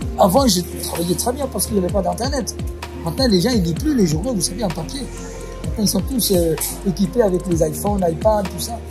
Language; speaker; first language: French; non-native, fluent; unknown